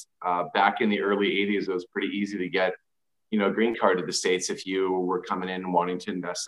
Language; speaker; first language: English; native; English